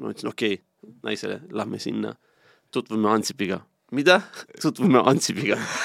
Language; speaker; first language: Estonian; non-native, fluent; Turkish